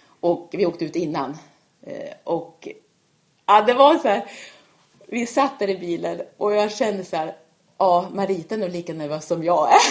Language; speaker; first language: Swedish; native; Swedish